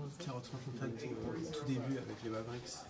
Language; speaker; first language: French; native; French